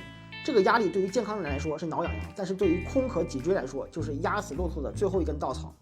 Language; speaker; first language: Chinese; native; Chinese